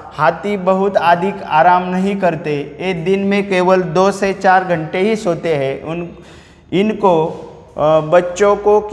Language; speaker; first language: Hindi; non-native, local second language; Marathi